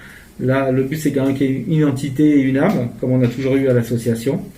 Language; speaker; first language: French; native; French